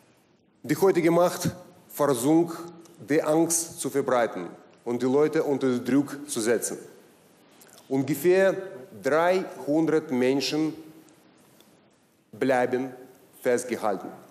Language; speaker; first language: German; non-native, learner; Russian